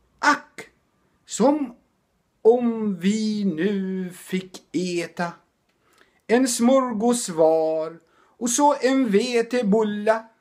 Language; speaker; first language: Swedish; non-native, fluent; Arabic